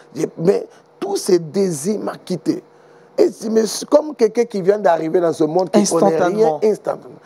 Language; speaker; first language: French; non-native, learner; Igbo